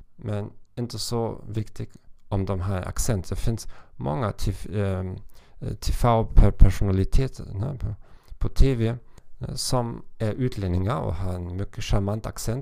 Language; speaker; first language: Swedish; non-native, learner; German